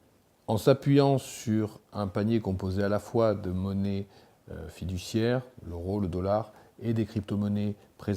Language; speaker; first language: French; native; French